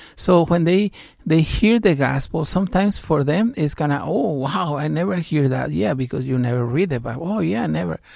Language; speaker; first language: English; non-native, fluent; Spanish